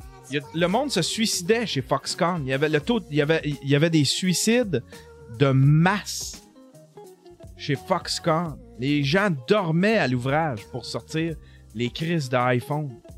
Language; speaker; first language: French; native; French